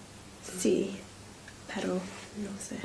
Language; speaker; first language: Spanish; non-native, learner; English